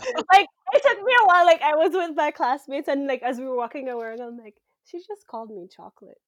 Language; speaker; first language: English; native; English